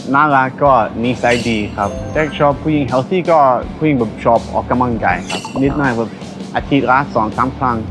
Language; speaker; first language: Thai; non-native, fluent; English